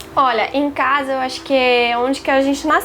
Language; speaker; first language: Portuguese; non-native, fluent; French